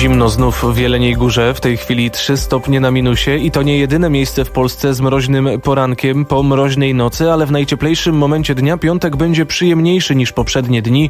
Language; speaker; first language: Polish; native; Polish